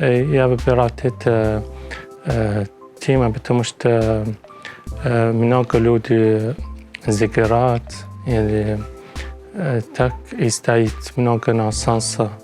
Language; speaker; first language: Russian; non-native, learner; Arabic